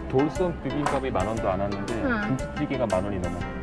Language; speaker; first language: Korean; native; Korean